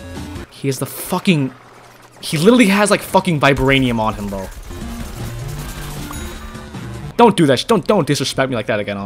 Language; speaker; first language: English; native; English